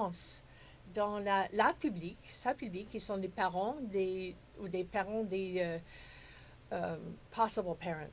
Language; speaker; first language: French; non-native, fluent; English